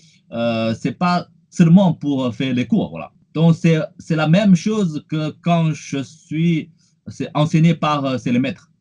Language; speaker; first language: French; non-native, fluent; Chinese